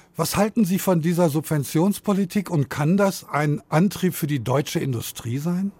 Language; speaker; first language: German; native; German